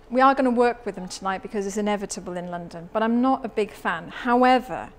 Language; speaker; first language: English; native; English